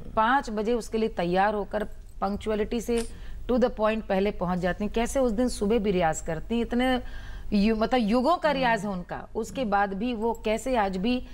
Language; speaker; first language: Hindi; native; Hindi